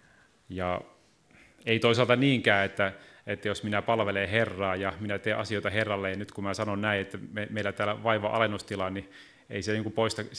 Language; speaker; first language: Finnish; native; Finnish